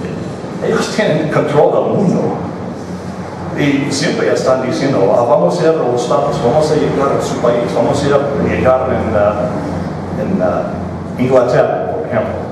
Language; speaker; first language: Spanish; non-native, fluent; English